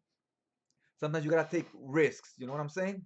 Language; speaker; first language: English; native; English